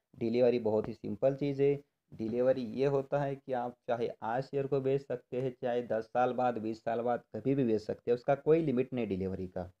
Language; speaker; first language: Hindi; non-native, local second language; Marathi